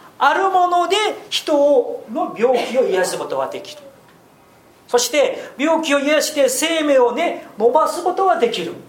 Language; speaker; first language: Japanese; non-native, fluent; Korean